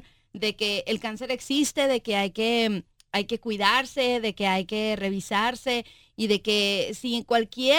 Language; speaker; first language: Spanish; native; Spanish